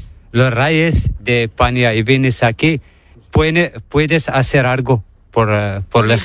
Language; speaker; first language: Spanish; non-native, learner; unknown